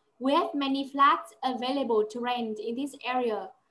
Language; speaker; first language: English; non-native, fluent; Vietnamese